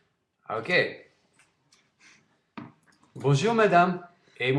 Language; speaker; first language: French; non-native, learner; Dutch